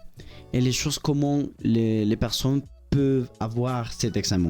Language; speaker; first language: French; non-native, learner; Spanish